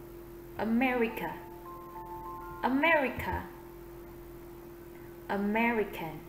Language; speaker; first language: English; non-native, fluent; Vietnamese